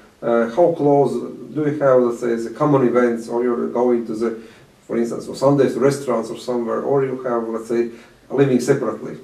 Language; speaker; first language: English; non-native, fluent; Latvian